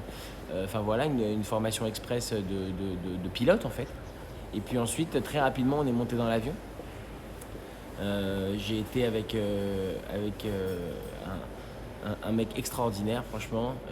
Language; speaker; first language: French; native; French